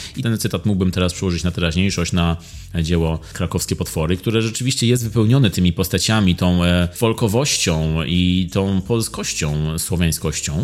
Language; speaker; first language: Polish; native; Polish